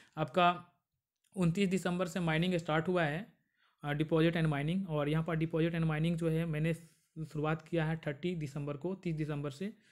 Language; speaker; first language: Hindi; native; Hindi